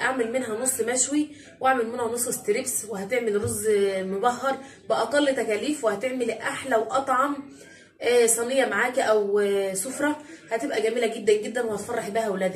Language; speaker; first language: Arabic; native; Arabic